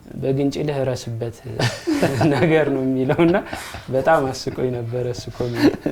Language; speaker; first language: Amharic; native; Amharic